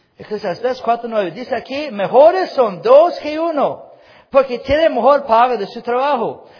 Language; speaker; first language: Spanish; non-native, fluent; English